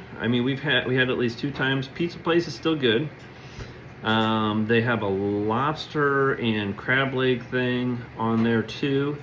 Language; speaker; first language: English; native; English